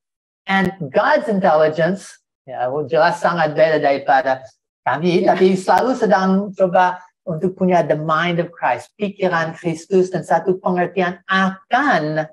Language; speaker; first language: Indonesian; non-native, fluent; English